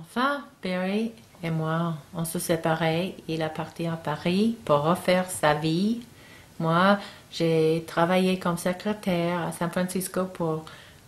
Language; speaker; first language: French; non-native, learner; English